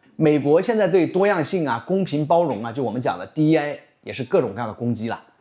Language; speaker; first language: Chinese; native; Chinese